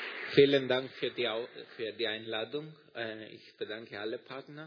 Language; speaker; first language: German; non-native, fluent; Greek